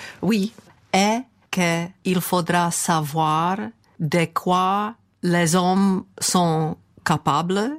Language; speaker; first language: French; non-native, fluent; Czech